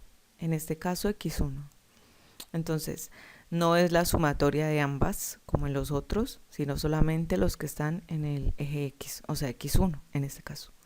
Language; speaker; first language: Spanish; native; Spanish